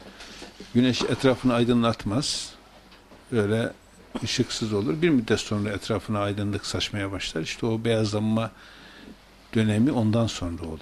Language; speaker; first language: Turkish; native; Turkish